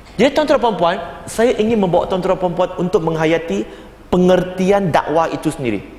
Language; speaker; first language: Malay; non-native, local second language; Chinese